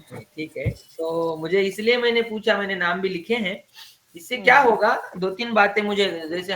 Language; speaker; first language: Hindi; native; Hindi